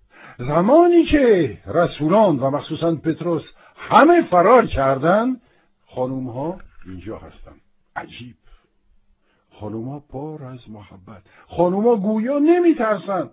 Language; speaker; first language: Persian; non-native, fluent; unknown